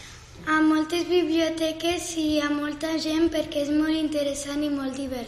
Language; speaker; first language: Catalan; non-native, local second language; Spanish